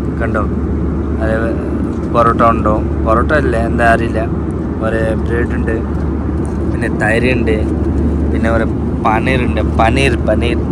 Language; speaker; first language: Malayalam; non-native, learner; Bangla